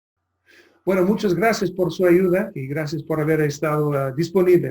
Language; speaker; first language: Spanish; non-native, fluent; English